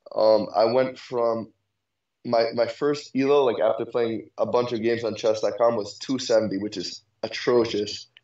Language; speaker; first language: English; native; English